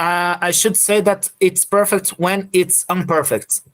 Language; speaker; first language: English; non-native, fluent; Portuguese